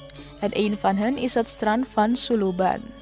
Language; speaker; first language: Dutch; non-native, learner; Indonesian